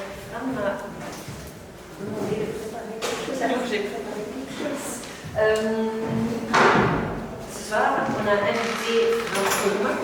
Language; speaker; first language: French; non-native, local second language; Dutch